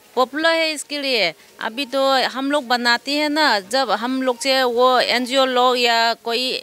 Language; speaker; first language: Hindi; non-native, local second language; Manipuri